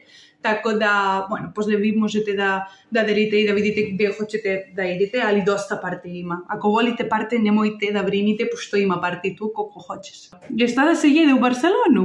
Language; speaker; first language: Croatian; non-native, learner; Spanish